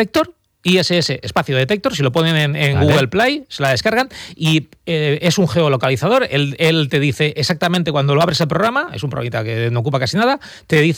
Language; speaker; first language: Spanish; native; Spanish